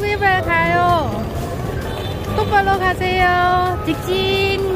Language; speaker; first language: Korean; non-native, learner; Vietnamese